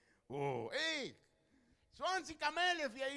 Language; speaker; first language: German; non-native, learner; Spanish